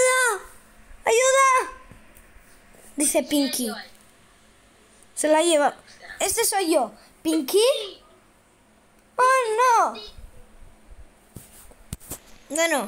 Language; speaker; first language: Spanish; native; Spanish